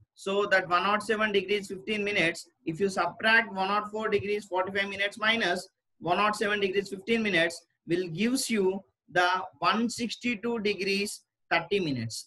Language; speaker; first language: English; non-native, local second language; Telugu